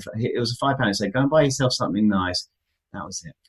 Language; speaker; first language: English; native; English